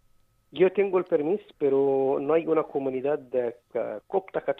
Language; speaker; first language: Catalan; non-native, learner; Arabic